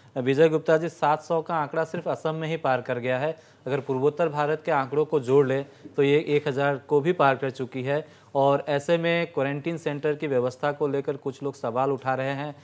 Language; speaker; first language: Hindi; native; Hindi